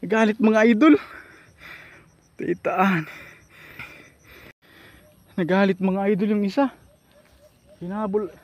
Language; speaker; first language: Filipino; native; Filipino